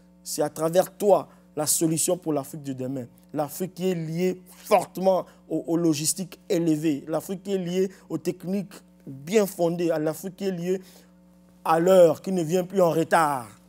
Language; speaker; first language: French; non-native, local second language; Lingala